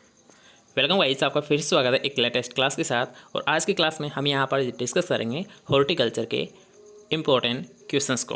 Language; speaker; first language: Hindi; native; Hindi